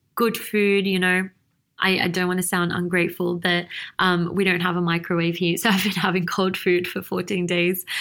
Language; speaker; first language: English; native; English